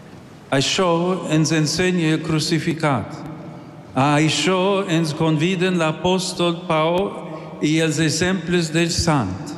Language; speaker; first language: Catalan; non-native, learner; English